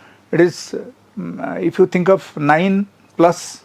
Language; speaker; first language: English; non-native, local second language; Telugu